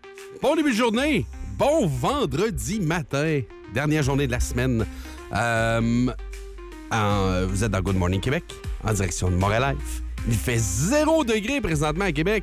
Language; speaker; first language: French; native; French